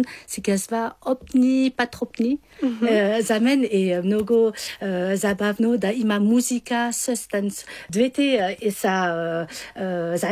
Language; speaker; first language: Bulgarian; non-native, learner; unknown